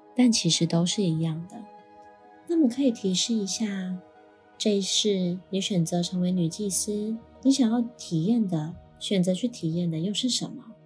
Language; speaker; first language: Chinese; native; Chinese